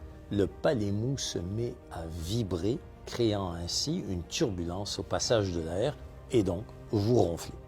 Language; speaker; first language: French; native; French